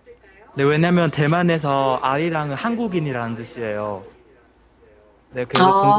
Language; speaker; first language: Korean; non-native, learner; Chinese